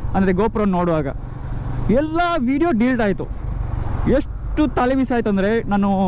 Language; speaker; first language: Kannada; non-native, local second language; Tulu